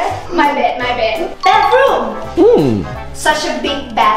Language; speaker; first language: English; non-native, learner; Thai